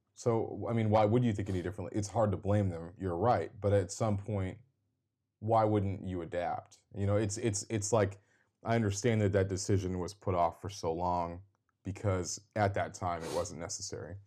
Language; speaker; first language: English; native; English